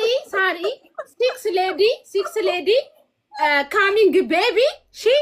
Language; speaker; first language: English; non-native, learner; Amharic